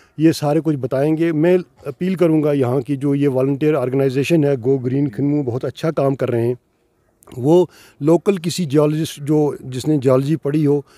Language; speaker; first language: Urdu; non-native, local second language; Kashmiri